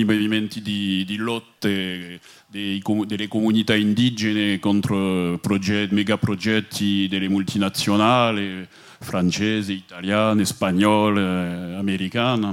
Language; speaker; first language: Italian; non-native, fluent; French